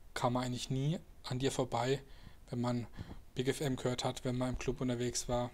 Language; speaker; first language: German; native; German